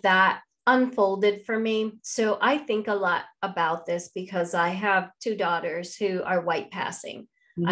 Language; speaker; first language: English; non-native, fluent; Spanish